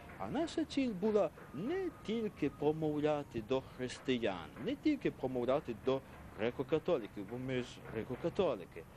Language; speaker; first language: Ukrainian; early bilingual, heritage; Ukrainian